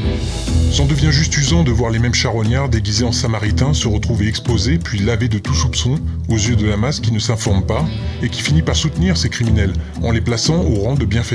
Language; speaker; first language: French; native; French